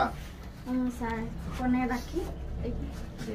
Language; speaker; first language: Spanish; non-native, local second language; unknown